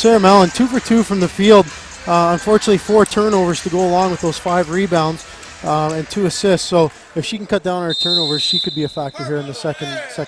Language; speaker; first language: English; native; English